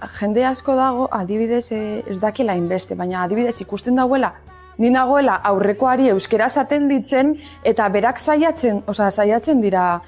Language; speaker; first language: Basque; native; Basque